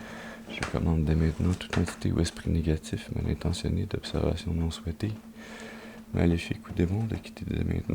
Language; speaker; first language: French; native; French